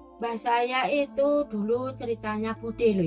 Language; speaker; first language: Indonesian; non-native, local second language; Javanese